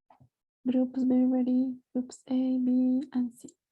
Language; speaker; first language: English; non-native, fluent; Spanish